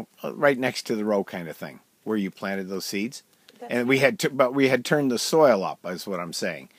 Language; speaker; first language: English; native; English